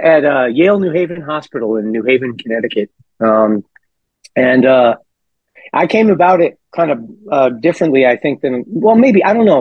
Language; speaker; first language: English; native; English